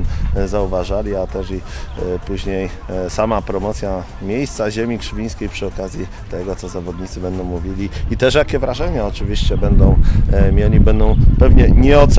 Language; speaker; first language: Polish; native; Polish